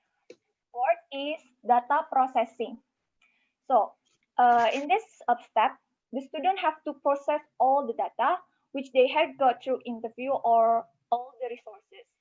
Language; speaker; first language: English; non-native, learner; Indonesian